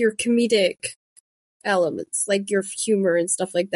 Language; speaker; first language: English; non-native, local second language; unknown